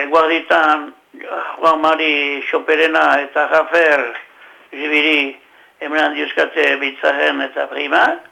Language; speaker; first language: Basque; native; Basque